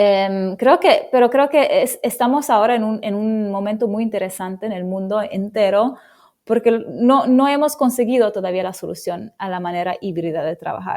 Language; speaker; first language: Spanish; non-native, fluent; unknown